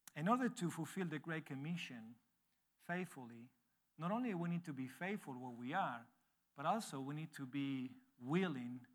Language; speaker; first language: English; non-native, fluent; Spanish